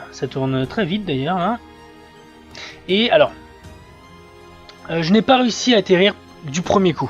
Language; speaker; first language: French; native; French